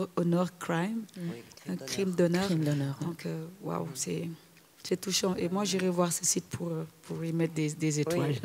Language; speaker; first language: French; non-native, local second language; Wolof